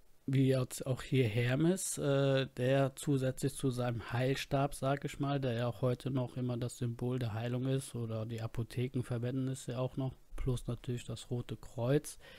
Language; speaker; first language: German; native; German